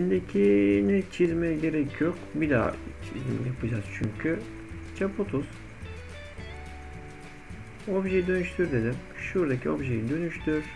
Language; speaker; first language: Turkish; native; Turkish